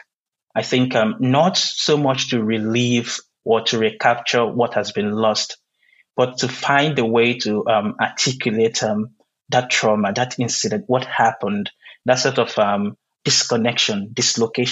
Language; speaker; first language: English; non-native, local second language; Igbo